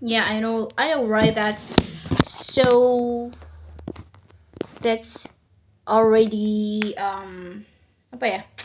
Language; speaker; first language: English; non-native, learner; Indonesian